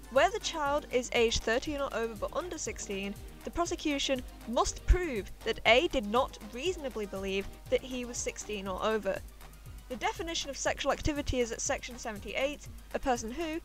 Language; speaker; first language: English; native; English